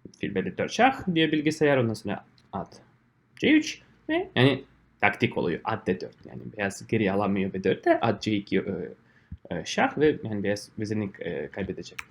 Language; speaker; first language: Turkish; non-native, fluent; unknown